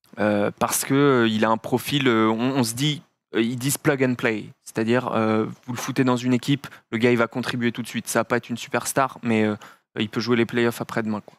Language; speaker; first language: French; native; French